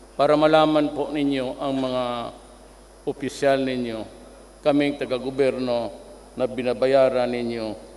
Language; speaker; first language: Filipino; non-native, local second language; Cebuano